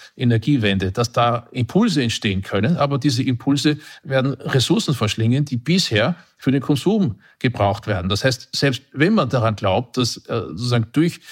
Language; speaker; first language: German; native; German